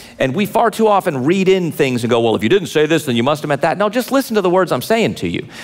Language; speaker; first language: English; native; English